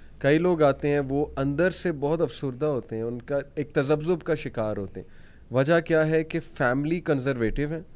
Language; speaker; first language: Urdu; native; Urdu